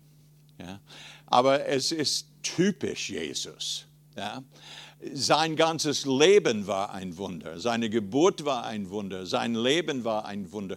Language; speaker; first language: German; non-native, fluent; English